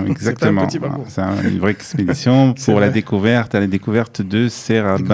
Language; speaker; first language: French; native; French